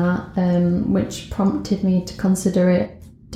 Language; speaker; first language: English; native; English